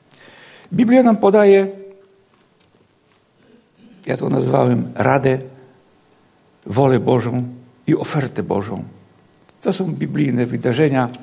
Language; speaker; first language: Polish; native; Polish